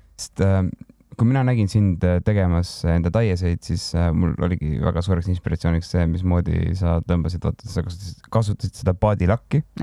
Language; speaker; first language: Estonian; native; Estonian